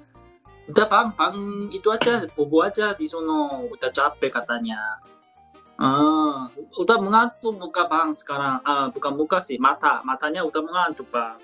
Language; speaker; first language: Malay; non-native, fluent; Korean